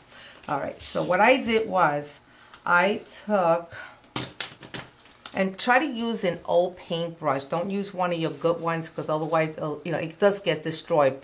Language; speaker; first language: English; non-native, fluent; Spanish